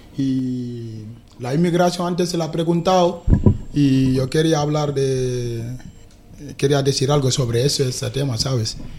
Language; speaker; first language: Spanish; non-native, fluent; Wolof